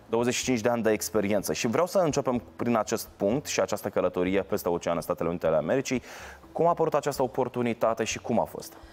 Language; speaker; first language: Romanian; native; Romanian